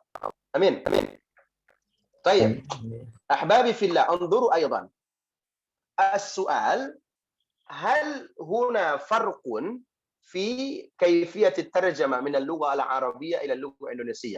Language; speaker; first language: Arabic; non-native, fluent; Indonesian